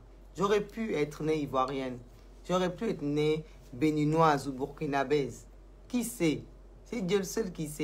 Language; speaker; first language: French; non-native, local second language; Wolof